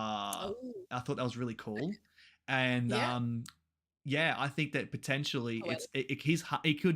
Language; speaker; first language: English; native; English